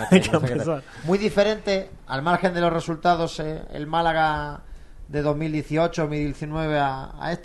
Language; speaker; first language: Spanish; native; Spanish